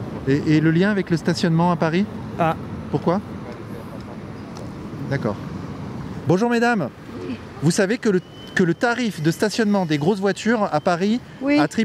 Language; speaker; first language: French; native; French